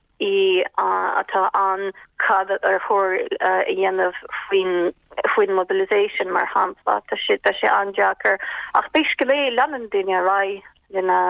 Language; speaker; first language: Irish; non-native, fluent; Ukrainian